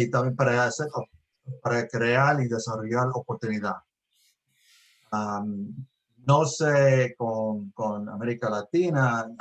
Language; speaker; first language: Spanish; early bilingual, heritage; Spanish